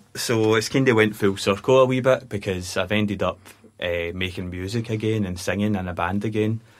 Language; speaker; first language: English; native; English